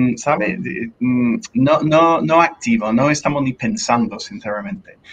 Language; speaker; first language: Spanish; non-native, fluent; English